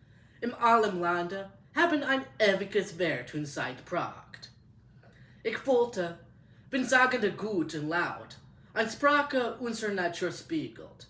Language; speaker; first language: German; non-native, learner; English